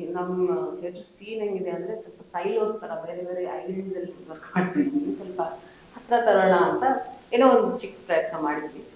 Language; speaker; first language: Kannada; non-native, local second language; Telugu